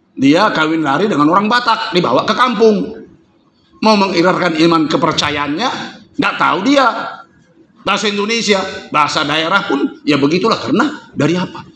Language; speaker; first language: Indonesian; non-native, local second language; Batak Toba